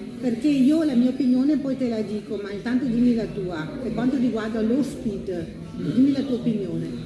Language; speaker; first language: Italian; native; Italian